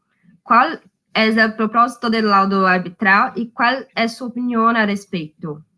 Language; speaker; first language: Spanish; non-native, learner; Portuguese